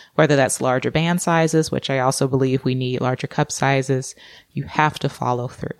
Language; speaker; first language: English; native; English